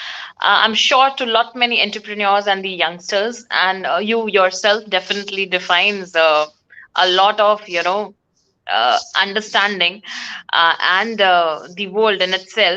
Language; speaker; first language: English; non-native, local second language; Hindi